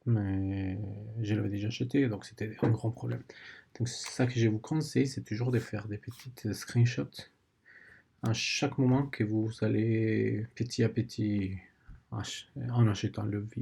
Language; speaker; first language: French; non-native, learner; Spanish